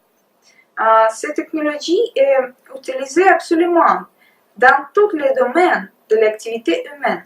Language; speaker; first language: French; non-native, learner; Russian